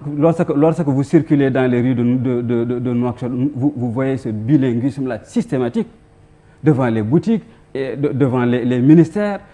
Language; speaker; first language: French; non-native, local second language; Fula